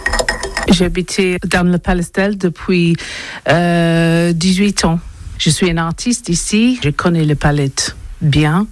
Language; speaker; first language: French; non-native, learner; English